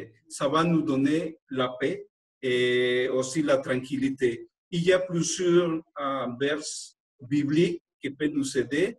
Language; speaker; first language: French; non-native, fluent; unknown